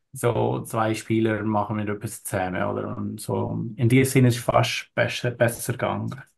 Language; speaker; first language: German; non-native, learner; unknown